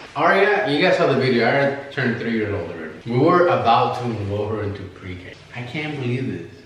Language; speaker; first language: English; non-native, fluent; Spanish